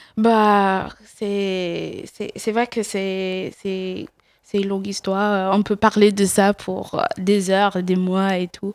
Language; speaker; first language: French; non-native, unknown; English